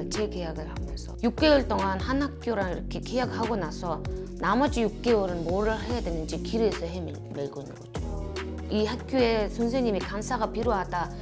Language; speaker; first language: Korean; non-native, fluent; Mongolian